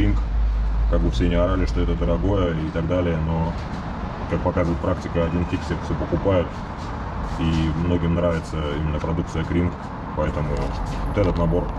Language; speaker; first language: Russian; native; Russian